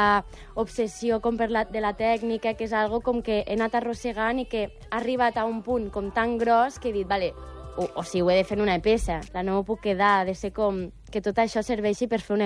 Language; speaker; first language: Catalan; native; Catalan